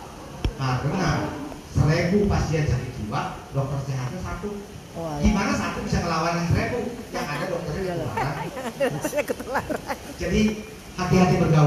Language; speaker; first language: Indonesian; native; Indonesian